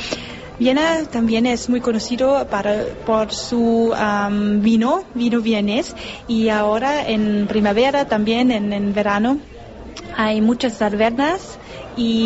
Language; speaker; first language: Spanish; non-native, learner; German